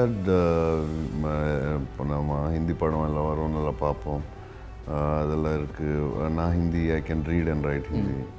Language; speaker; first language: Tamil; non-native, local second language; Telugu